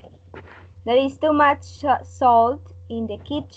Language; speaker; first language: English; non-native, learner; Spanish